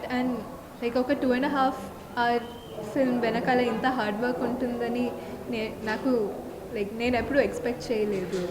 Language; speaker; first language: Telugu; non-native, local second language; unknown